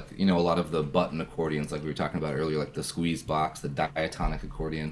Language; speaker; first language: English; native; English